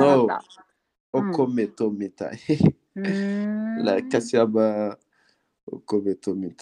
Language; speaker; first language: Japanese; non-native, learner; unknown